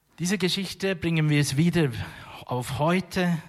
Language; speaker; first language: German; native; German